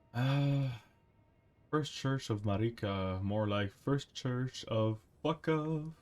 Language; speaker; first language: English; non-native, local second language; French